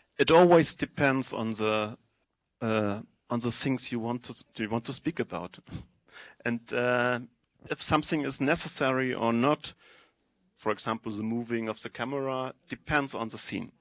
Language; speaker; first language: English; non-native, fluent; German